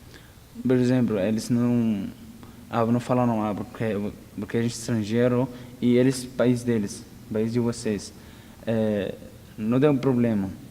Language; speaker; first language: Portuguese; non-native, learner; Arabic